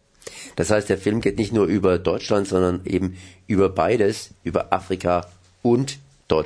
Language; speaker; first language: German; native; German